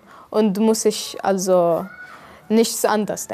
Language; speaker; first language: German; non-native, fluent; Arabic